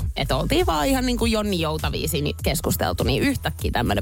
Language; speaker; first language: Finnish; native; Finnish